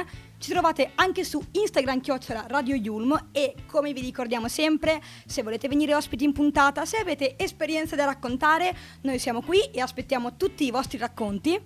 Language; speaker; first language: Italian; native; Italian